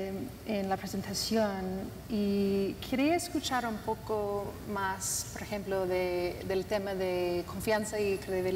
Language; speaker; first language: Spanish; non-native, fluent; English